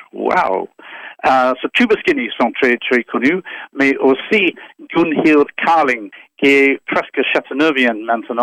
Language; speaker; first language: French; non-native, fluent; English